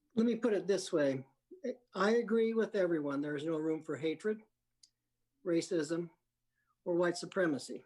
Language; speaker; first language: English; native; English